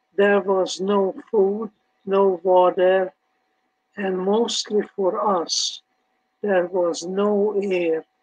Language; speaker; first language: English; early bilingual, other home language; Hungarian